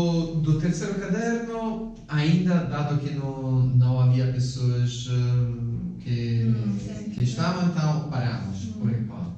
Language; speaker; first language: Portuguese; non-native, fluent; Italian